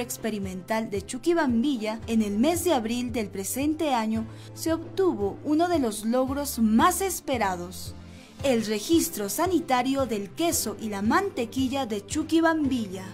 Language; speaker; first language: Spanish; native; Spanish